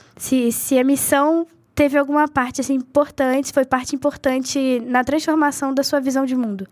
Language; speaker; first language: Portuguese; native; Portuguese